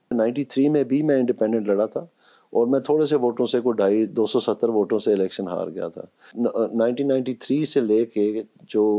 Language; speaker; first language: Urdu; non-native, local second language; Punjabi